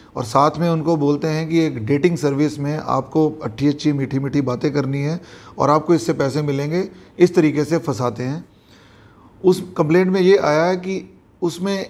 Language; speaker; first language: Hindi; native; Hindi